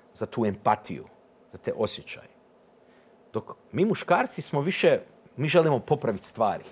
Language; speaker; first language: Serbian; early bilingual, heritage; Serbian